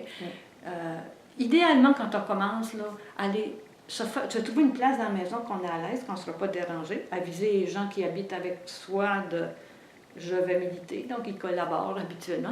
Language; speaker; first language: French; native; French